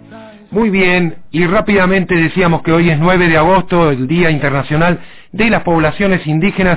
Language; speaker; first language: Spanish; native; Spanish